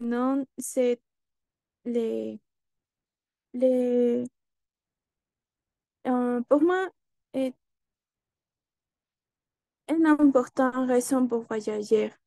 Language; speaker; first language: French; non-native, learner; Spanish